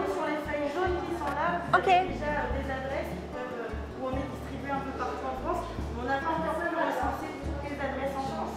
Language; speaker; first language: French; native; French